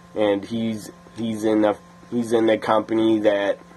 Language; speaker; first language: English; native; English